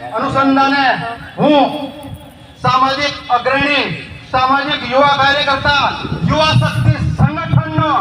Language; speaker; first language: Gujarati; non-native, local second language; Rathawi